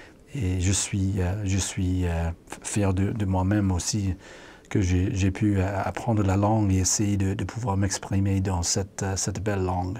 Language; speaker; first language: French; non-native, fluent; English